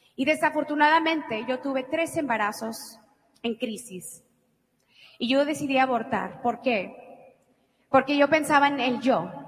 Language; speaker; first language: Spanish; early bilingual, heritage; Spanish